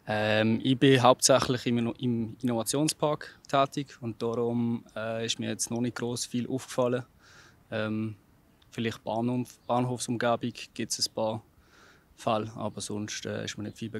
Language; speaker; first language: German; native; German